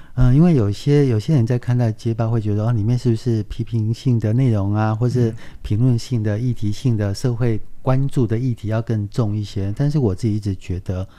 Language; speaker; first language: Chinese; native; Chinese